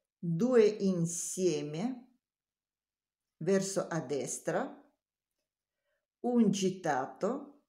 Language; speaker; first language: Italian; non-native, learner; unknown